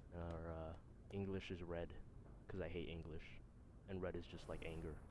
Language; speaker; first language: English; early bilingual, other home language; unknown